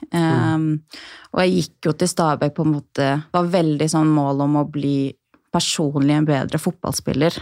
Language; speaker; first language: Norwegian; native; Norwegian